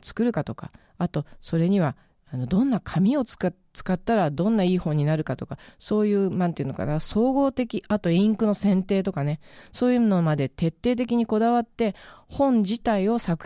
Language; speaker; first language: Japanese; native; Japanese